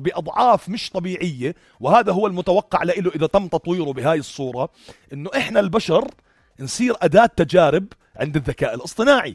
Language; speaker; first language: Arabic; native; Arabic